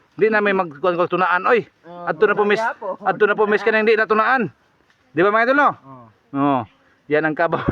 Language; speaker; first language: Filipino; non-native, local second language; Cebuano